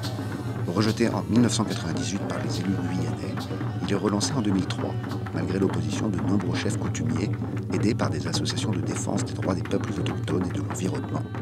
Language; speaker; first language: French; native; French